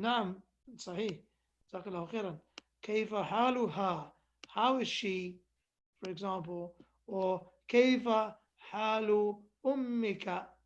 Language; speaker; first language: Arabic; non-native, fluent; English